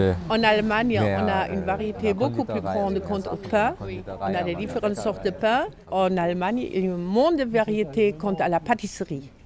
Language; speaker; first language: French; non-native, fluent; German